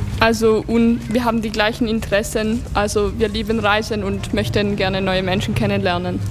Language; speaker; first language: German; non-native, fluent; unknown